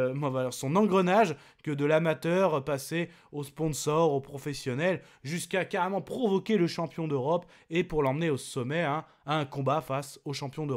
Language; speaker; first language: French; native; French